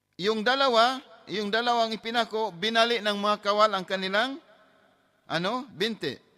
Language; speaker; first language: Filipino; non-native, local second language; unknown